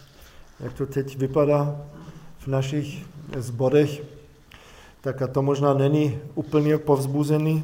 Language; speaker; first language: Czech; non-native, fluent; German